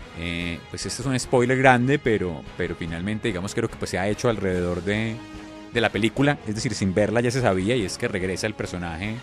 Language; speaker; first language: Spanish; native; Spanish